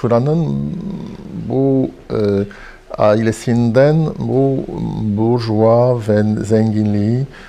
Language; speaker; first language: Turkish; non-native, fluent; French